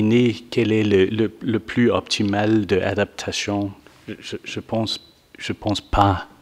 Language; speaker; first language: French; non-native, fluent; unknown